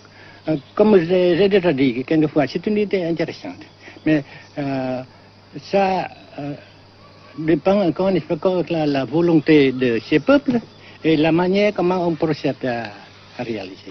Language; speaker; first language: French; non-native, fluent; Vietnamese